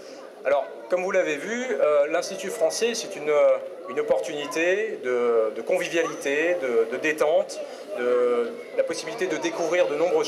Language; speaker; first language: French; native; French